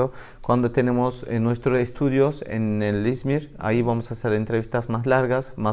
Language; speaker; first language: Spanish; non-native, learner; Turkish